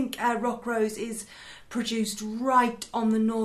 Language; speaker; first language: English; native; English